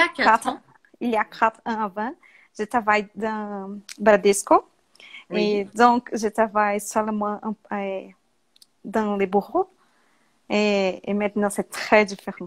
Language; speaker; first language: French; non-native, learner; Portuguese